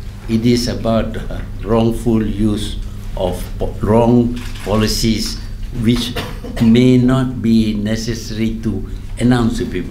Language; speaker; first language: English; non-native, local second language; Malay